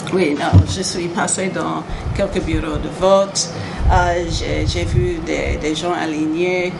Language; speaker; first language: French; non-native, learner; English